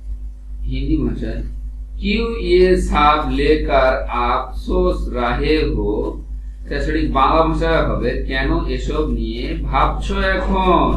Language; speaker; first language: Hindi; non-native, fluent; Bangla